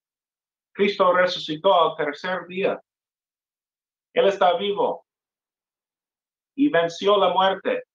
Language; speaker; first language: Spanish; non-native, fluent; English